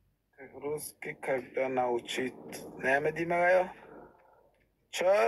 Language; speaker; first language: Russian; non-native, learner; Turkmen